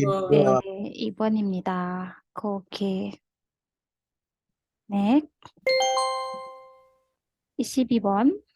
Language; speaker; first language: Korean; non-native, learner; Indonesian